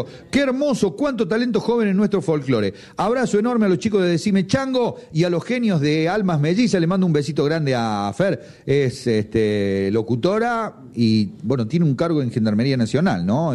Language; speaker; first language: Spanish; native; Spanish